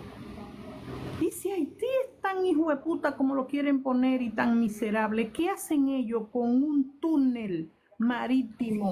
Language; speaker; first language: Spanish; native; Spanish